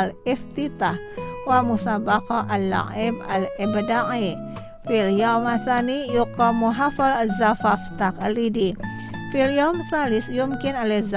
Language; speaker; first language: Arabic; non-native, fluent; Indonesian